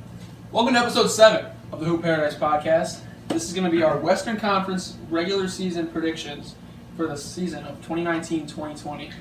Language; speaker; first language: English; native; English